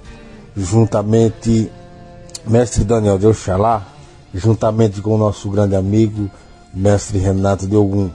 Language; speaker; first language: Portuguese; native; Portuguese